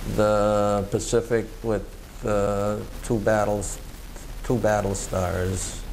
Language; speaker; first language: English; native; English